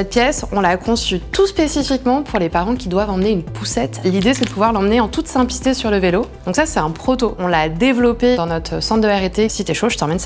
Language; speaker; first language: French; native; French